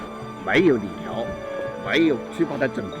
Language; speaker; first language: Chinese; native; Chinese